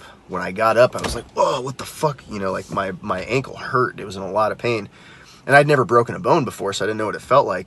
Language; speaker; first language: English; native; English